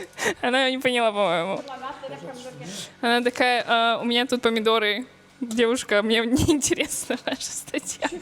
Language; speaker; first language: Russian; early bilingual, heritage; Russian